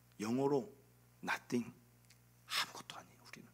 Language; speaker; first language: Korean; native; Korean